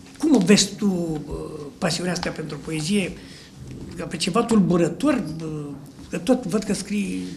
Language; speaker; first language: Romanian; native; Romanian